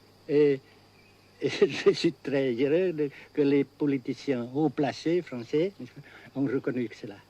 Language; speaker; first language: French; non-native, local second language; Vietnamese